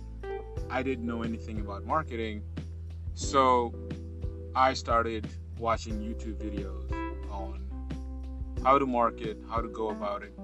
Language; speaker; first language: English; non-native, local second language; Urdu